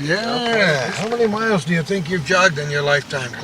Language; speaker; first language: English; native; English